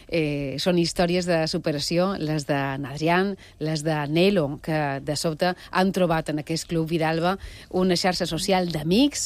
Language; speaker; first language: Catalan; native; Catalan